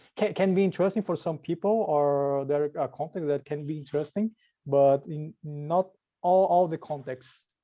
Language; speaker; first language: English; non-native, learner; Portuguese